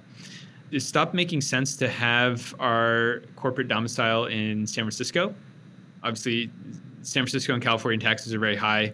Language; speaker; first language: English; native; English